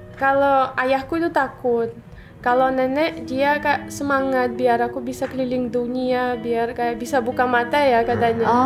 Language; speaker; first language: Indonesian; non-native, fluent; Russian